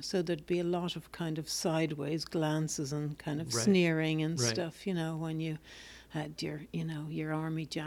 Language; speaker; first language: English; native; English